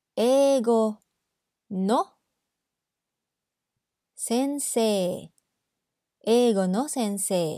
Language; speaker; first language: Japanese; non-native, fluent; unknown